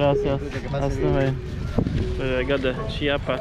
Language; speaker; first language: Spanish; non-native, learner; English